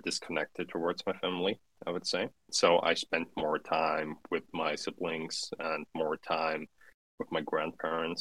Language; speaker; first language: English; non-native, fluent; German